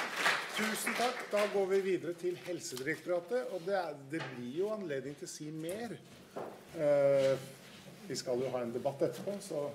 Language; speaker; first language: Norwegian; native; Norwegian